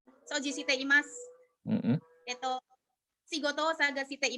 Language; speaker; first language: Japanese; non-native, learner; Indonesian